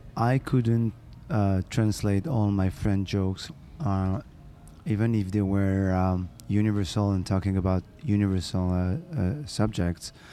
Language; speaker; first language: English; non-native, fluent; Arabic